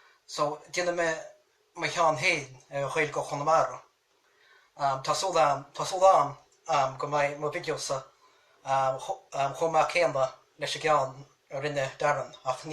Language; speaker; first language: Irish; native; Irish